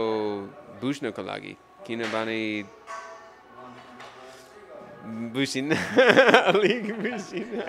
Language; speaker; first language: Nepali; non-native, learner; English